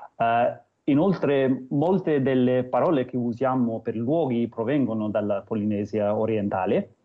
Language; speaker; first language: Italian; non-native, fluent; English